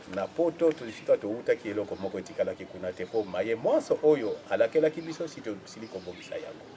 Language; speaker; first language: Lingala; non-native, local second language; Kongo